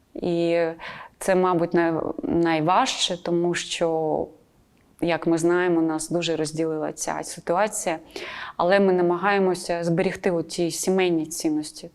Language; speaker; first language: Ukrainian; non-native, local second language; Russian